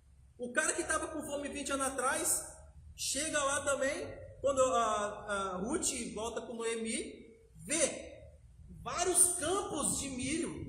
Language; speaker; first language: Portuguese; native; Portuguese